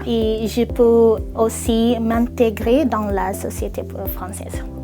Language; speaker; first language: French; non-native, learner; Portuguese